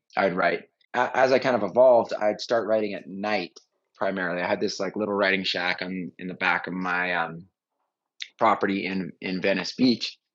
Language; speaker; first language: English; native; English